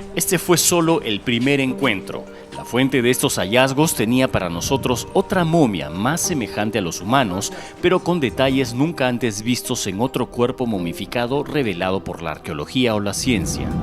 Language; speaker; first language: Spanish; native; Spanish